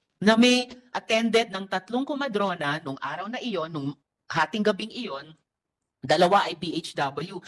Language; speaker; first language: Filipino; native; Filipino